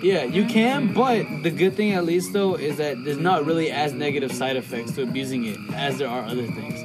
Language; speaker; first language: English; early bilingual, other home language; Spanish